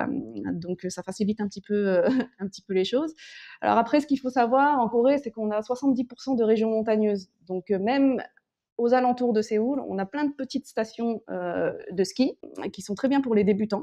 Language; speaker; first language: French; early bilingual, other home language; Korean